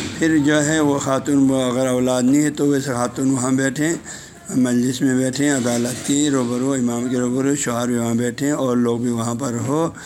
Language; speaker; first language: Urdu; non-native, local second language; Balti